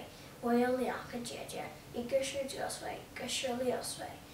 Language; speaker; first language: Chinese; non-native, learner; English